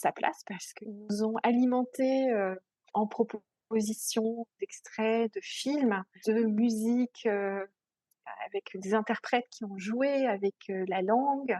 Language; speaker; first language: French; native; French